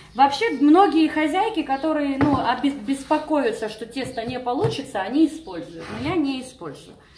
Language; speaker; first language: Russian; non-native, local second language; Georgian